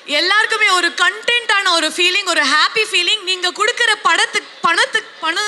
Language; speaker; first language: Tamil; non-native, local second language; Kannada